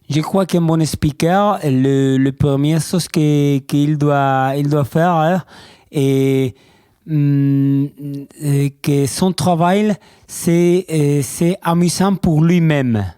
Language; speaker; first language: French; non-native, learner; Spanish